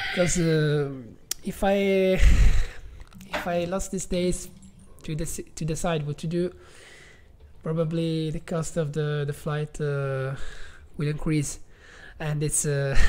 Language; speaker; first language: English; non-native, learner; Italian